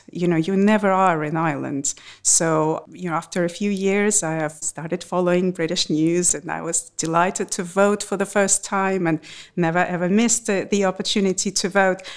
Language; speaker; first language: English; non-native, fluent; Russian